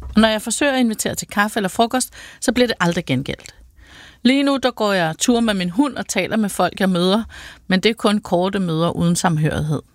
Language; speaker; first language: Danish; native; Danish